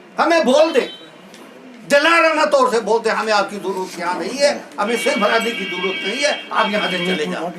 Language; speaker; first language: Hindi; non-native, local second language; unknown